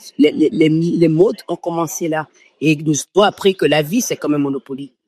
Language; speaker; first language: French; non-native, local second language; Fon